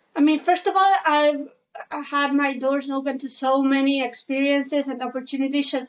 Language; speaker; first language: English; non-native, fluent; Spanish